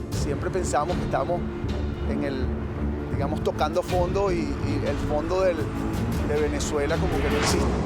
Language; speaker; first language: Spanish; native; Spanish